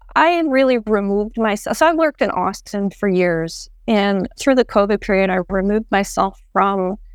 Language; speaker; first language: English; native; English